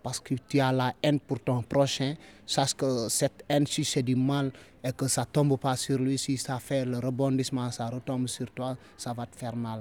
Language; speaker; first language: French; non-native, local second language; Fula